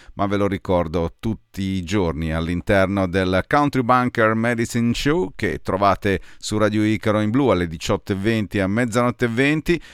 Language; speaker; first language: Italian; native; Italian